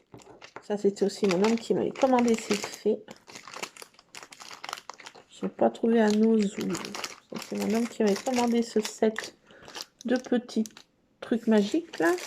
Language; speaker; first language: French; native; French